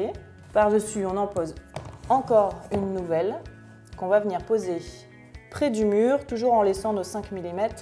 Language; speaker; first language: French; native; French